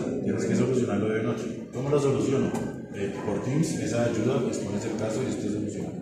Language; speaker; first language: Spanish; native; Spanish